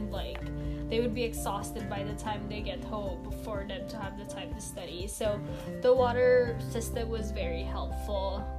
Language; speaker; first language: English; non-native, local second language; Filipino